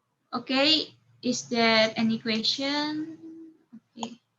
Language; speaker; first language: English; non-native, learner; Indonesian